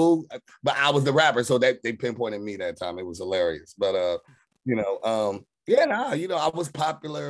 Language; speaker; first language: English; native; English